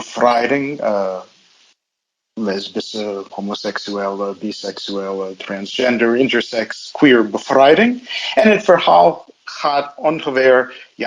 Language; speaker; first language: Dutch; non-native, fluent; English